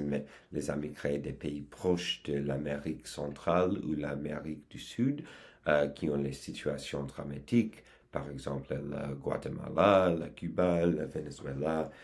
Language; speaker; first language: French; non-native, learner; English